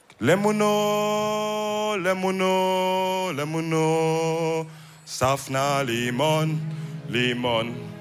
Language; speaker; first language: German; early bilingual, other home language; Wolof